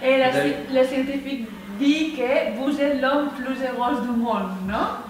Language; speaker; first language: French; non-native, learner; Spanish